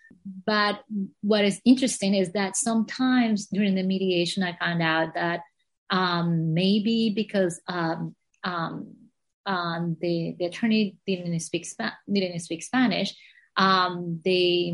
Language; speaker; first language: English; non-native, fluent; Spanish